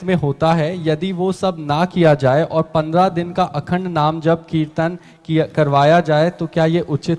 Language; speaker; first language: Hindi; native; Hindi